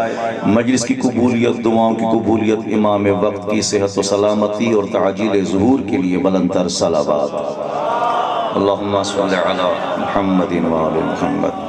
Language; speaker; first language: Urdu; non-native, local second language; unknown